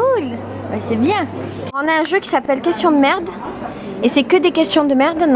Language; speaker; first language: French; native; French